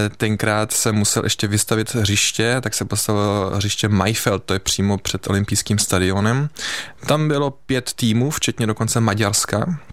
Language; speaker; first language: Czech; early bilingual, heritage; Czech